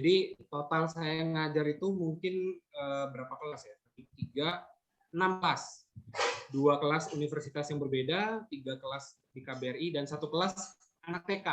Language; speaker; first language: Indonesian; native; Indonesian